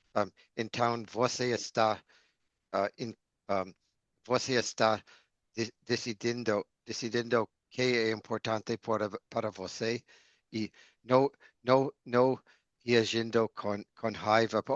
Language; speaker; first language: Portuguese; non-native, learner; English